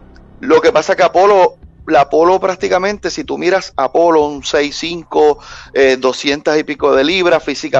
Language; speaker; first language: Spanish; native; Spanish